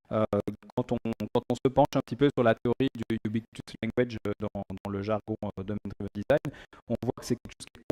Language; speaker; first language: French; native; French